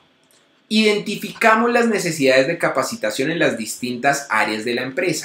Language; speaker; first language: Spanish; native; Spanish